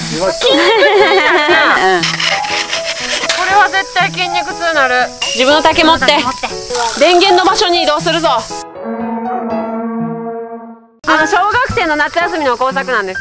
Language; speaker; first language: Japanese; native; Japanese